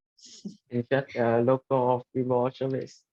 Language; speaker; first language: English; non-native, learner; Vietnamese